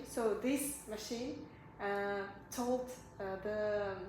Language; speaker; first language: English; non-native, learner; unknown